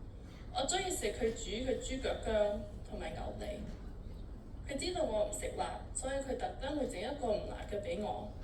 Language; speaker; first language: Cantonese; early bilingual, heritage; Cantonese